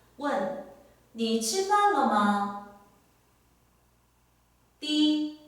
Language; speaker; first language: Chinese; non-native, fluent; Korean